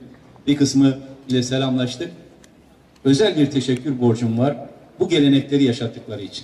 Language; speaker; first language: Turkish; native; Turkish